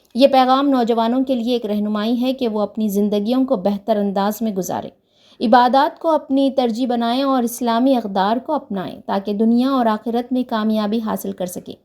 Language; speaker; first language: Urdu; native; Urdu